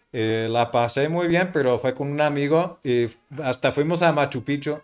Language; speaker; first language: Spanish; non-native, fluent; English